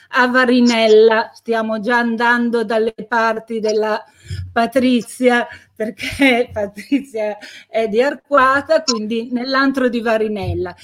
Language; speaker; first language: Italian; native; Italian